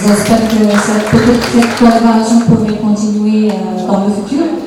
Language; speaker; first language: French; non-native, learner; Indonesian